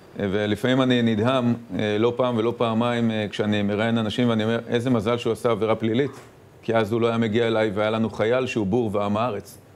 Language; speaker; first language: Hebrew; native; Hebrew